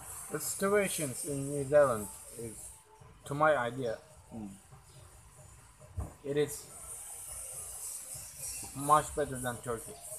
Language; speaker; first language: English; non-native, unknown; Turkish